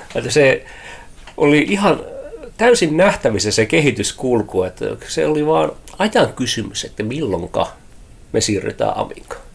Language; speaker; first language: Finnish; native; Finnish